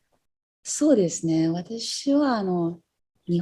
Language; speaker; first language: Japanese; non-native, fluent; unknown